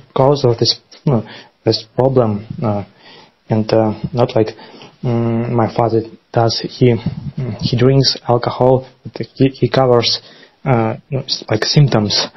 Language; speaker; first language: English; non-native, learner; Russian